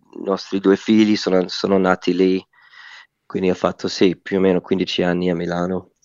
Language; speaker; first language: Italian; non-native, fluent; English